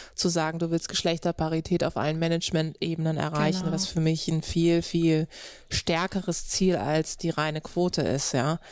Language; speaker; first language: German; native; German